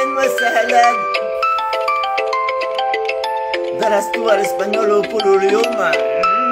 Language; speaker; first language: Spanish; non-native, learner; French